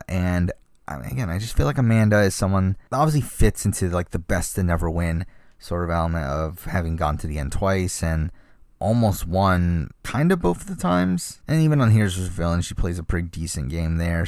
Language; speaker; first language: English; native; English